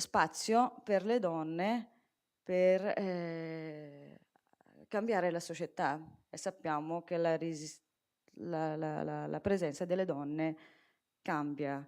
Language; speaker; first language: Italian; non-native, fluent; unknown